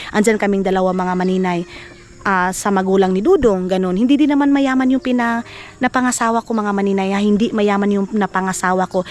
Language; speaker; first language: Filipino; non-native, local second language; Cebuano